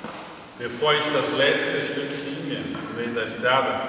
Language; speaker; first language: German; non-native, fluent; Portuguese